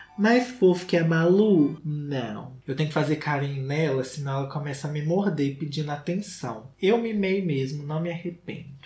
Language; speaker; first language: Portuguese; native; Portuguese